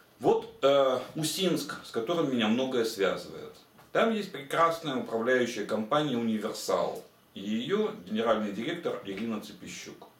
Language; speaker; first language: Russian; native; Russian